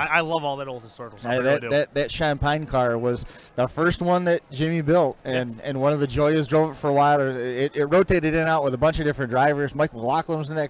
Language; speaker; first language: English; native; English